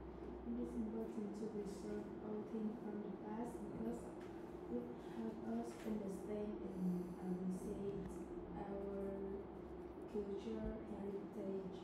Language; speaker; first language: English; non-native, fluent; Vietnamese